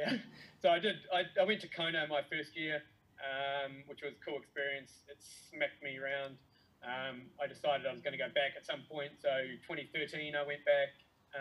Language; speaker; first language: English; native; English